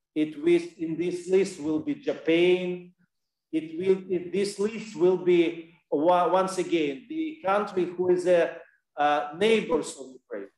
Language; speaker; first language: English; non-native, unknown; Ukrainian